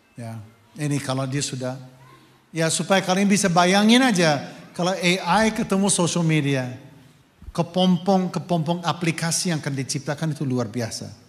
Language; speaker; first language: Indonesian; non-native, fluent; English